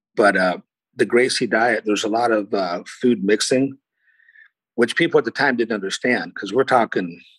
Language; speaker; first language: English; early bilingual, other home language; Portuguese